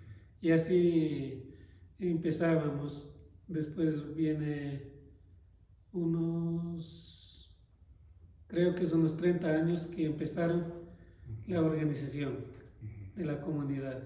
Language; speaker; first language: Spanish; non-native, local second language; Quechua